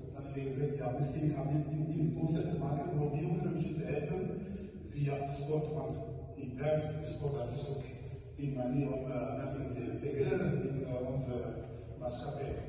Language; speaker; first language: Dutch; non-native, learner; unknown